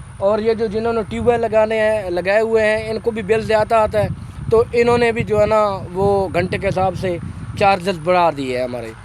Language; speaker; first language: Urdu; non-native, local second language; Punjabi